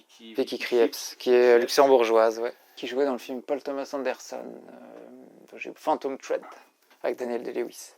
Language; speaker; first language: French; native; French